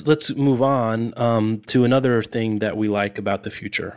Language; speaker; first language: English; native; English